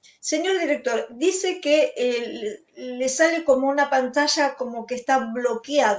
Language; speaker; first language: Spanish; native; Spanish